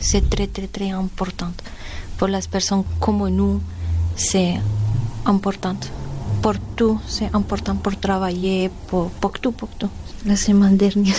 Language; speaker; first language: French; non-native, learner; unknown